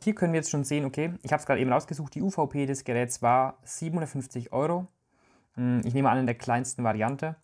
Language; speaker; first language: German; native; German